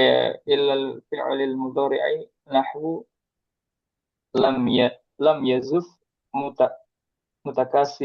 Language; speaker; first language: Arabic; non-native, learner; Indonesian